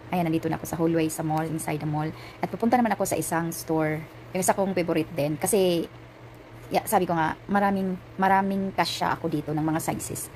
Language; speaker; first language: Filipino; non-native, local second language; Cebuano